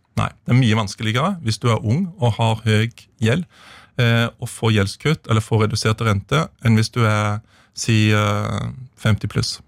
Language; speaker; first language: Norwegian; native; Norwegian